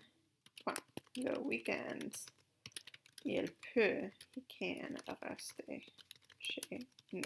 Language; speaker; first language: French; non-native, fluent; English